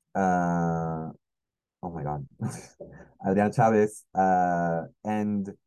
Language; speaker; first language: English; non-native, fluent; Spanish